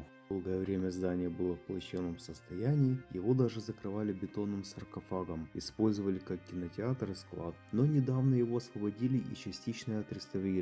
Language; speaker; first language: Russian; native; Russian